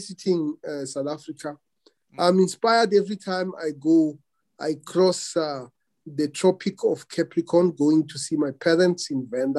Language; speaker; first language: English; non-native, local second language; Venda